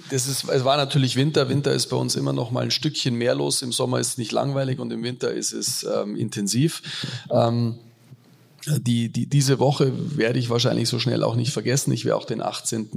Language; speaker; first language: German; native; German